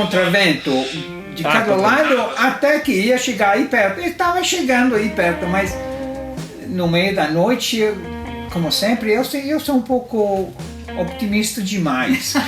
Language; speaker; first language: Portuguese; non-native, fluent; Italian